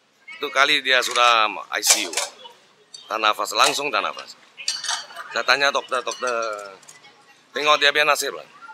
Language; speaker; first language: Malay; non-native, local second language; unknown